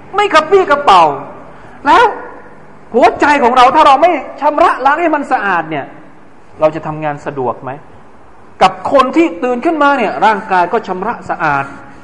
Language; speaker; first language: Thai; non-native, local second language; Malay